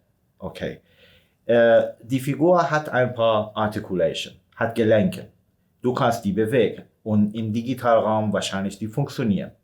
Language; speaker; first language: German; non-native, fluent; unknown